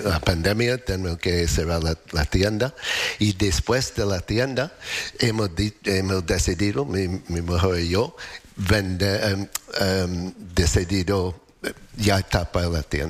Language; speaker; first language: Spanish; non-native, learner; English